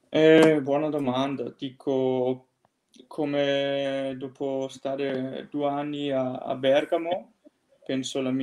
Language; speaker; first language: Italian; non-native, fluent; Danish